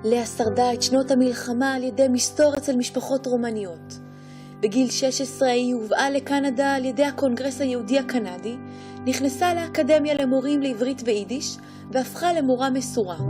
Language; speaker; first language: Hebrew; native; Hebrew